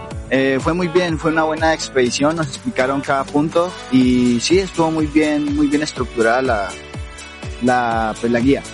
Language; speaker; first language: Spanish; native; Spanish